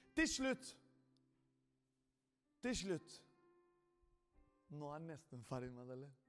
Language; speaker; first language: Norwegian; non-native, fluent; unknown